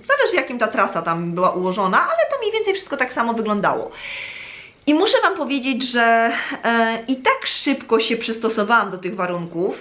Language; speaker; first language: Polish; native; Polish